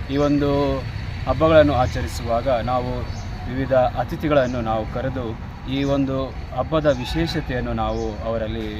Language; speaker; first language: Kannada; native; Kannada